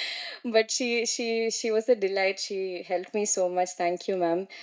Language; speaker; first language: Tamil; non-native, learner; Malayalam